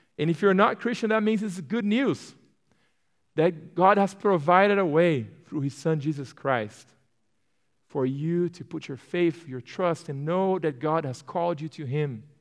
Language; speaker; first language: English; non-native, fluent; Portuguese